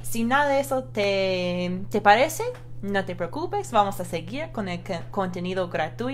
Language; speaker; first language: Spanish; non-native, fluent; English